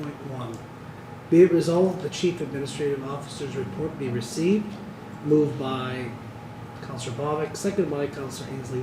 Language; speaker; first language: English; native; English